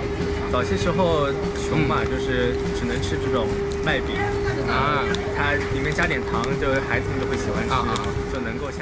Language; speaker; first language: Chinese; native; Chinese